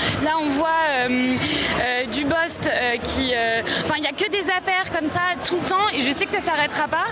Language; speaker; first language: French; native; French